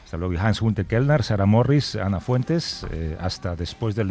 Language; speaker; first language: Spanish; native; Spanish